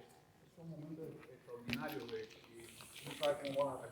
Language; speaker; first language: Spanish; native; Spanish